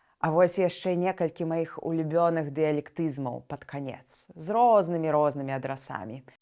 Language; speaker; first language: Belarusian; native; Belarusian